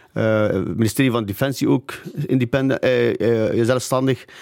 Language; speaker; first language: Dutch; non-native, fluent; Kurdish